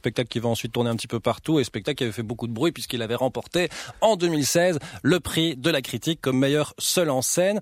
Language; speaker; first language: French; native; French